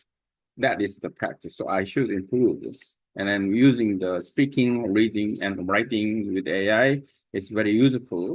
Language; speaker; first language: English; non-native, learner; Korean